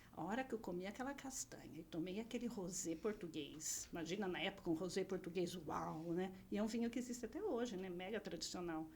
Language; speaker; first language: Portuguese; native; Portuguese